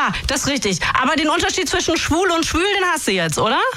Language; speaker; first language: German; native; German